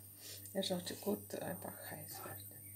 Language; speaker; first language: German; non-native, learner; Bulgarian